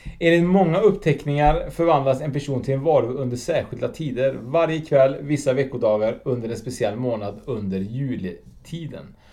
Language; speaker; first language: Swedish; native; Swedish